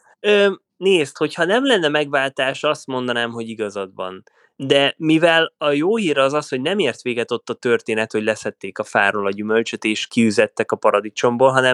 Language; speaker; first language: Hungarian; native; Hungarian